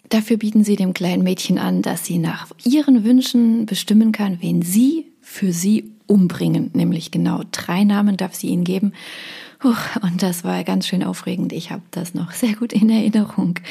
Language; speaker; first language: German; native; German